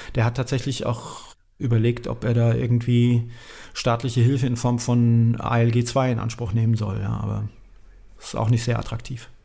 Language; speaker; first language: German; native; German